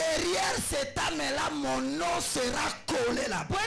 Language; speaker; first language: French; non-native, local second language; Lingala